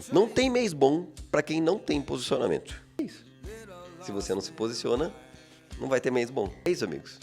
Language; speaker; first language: Portuguese; native; Portuguese